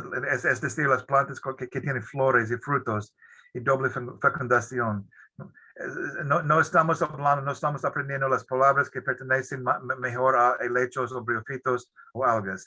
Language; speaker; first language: Spanish; non-native, fluent; English